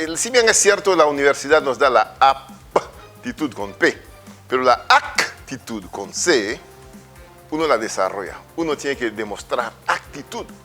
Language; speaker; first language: Spanish; non-native, fluent; French